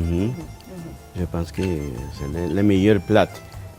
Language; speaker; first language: French; non-native, fluent; Spanish